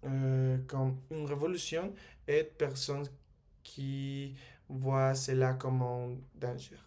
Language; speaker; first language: French; non-native, learner; Spanish